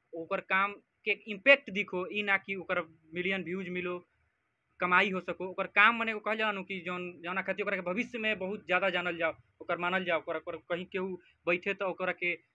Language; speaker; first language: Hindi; native; Hindi